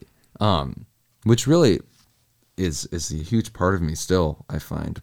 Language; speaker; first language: English; native; English